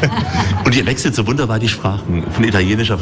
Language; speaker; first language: German; native; German